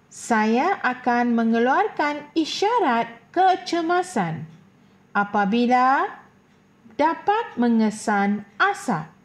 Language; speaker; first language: Malay; non-native, local second language; Tamil